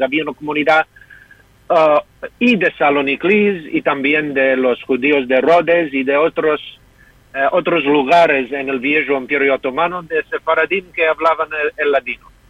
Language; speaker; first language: Spanish; non-native, fluent; English